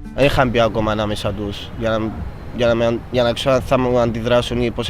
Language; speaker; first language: Greek; early bilingual, other home language; Kurdish